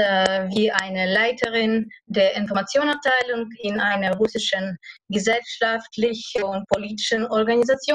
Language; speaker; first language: German; non-native, fluent; Russian